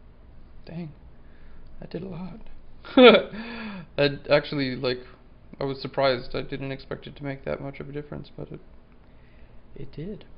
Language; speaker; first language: English; native; English